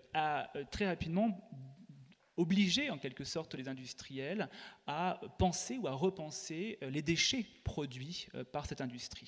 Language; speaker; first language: French; native; French